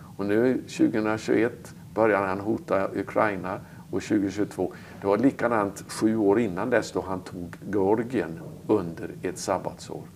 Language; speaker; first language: Swedish; native; Swedish